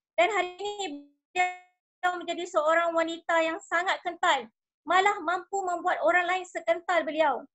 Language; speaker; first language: Malay; native; Malay